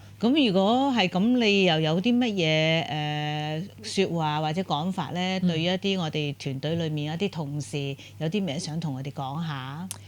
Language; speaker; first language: Cantonese; native; Cantonese